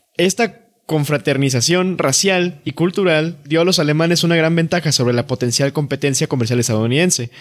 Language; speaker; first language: Spanish; native; Spanish